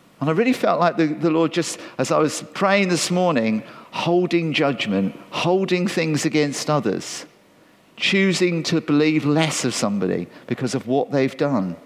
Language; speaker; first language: English; native; English